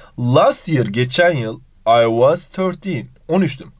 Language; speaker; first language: English; non-native, fluent; Turkish